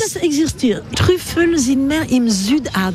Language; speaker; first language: German; non-native, learner; French